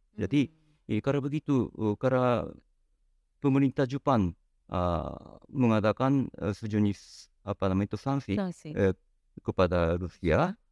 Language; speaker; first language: Indonesian; non-native, fluent; Japanese